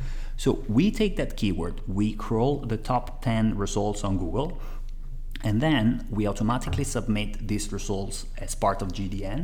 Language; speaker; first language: English; non-native, fluent; Italian